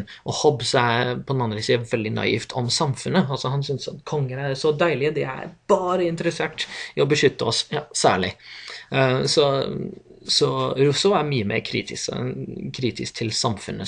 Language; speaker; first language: Norwegian; non-native, fluent; English